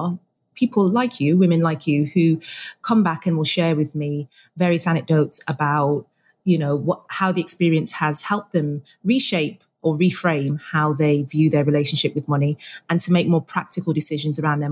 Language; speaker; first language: English; native; English